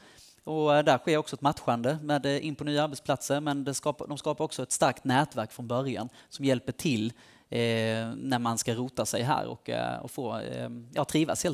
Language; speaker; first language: Swedish; native; Swedish